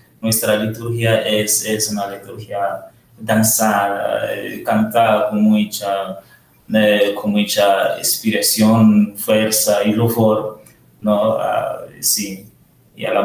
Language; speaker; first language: Spanish; non-native, learner; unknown